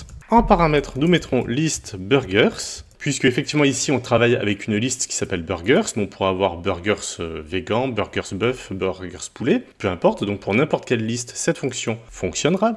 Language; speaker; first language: French; native; French